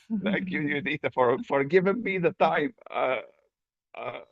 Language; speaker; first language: English; non-native, fluent; Arabic